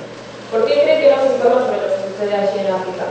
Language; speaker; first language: Spanish; native; Spanish